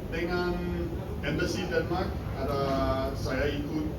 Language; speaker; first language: Indonesian; non-native, learner; Danish